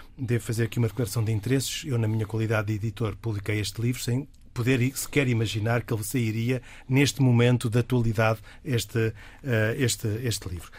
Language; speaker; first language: Portuguese; native; Portuguese